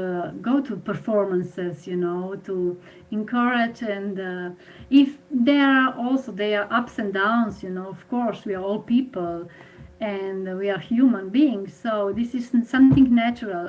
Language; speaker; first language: English; non-native, fluent; Slovenian